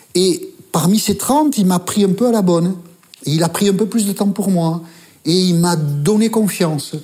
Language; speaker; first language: French; native; French